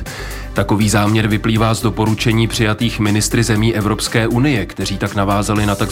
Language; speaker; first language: Czech; native; Czech